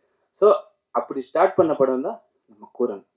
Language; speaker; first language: Tamil; non-native, learner; Telugu